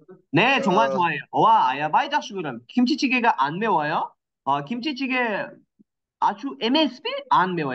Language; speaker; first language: Korean; non-native, learner; Kyrgyz